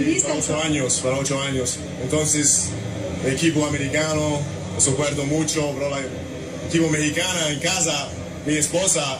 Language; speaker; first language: Spanish; non-native, learner; English